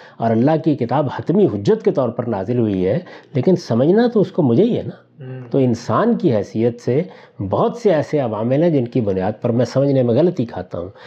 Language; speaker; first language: Urdu; non-native, local second language; Punjabi